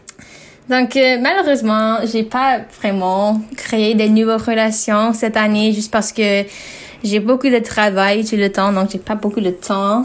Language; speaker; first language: French; non-native, learner; English